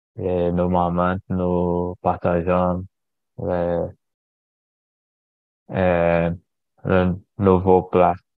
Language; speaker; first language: French; non-native, learner; Portuguese